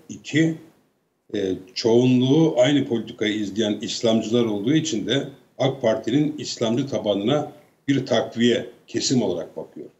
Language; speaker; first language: Turkish; native; Turkish